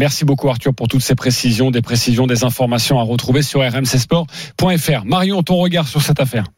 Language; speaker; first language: French; native; French